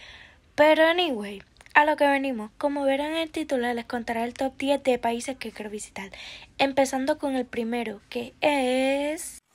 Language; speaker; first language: Spanish; early bilingual, heritage; Spanish